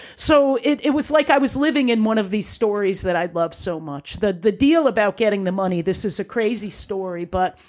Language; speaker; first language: English; native; English